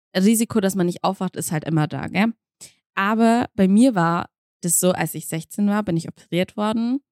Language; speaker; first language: German; early bilingual, other home language; Kazakh